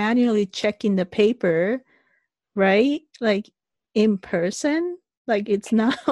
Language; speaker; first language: English; non-native, fluent; Japanese